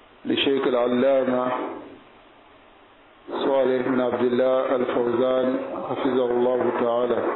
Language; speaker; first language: Arabic; non-native, fluent; Bambara